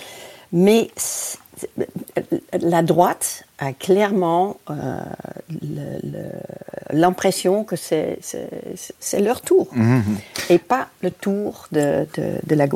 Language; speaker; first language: French; non-native, fluent; Dutch